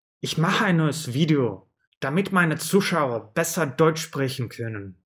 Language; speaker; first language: German; non-native, fluent; Russian